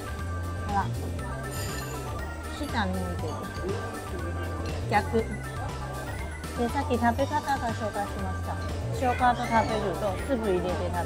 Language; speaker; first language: Japanese; non-native, fluent; Chinese